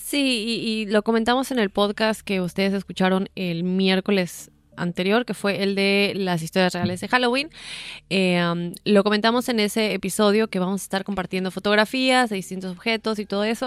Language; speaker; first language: Spanish; native; Spanish